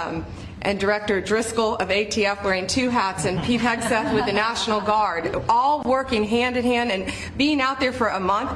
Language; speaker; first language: English; native; English